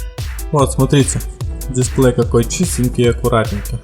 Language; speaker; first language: Russian; native; Russian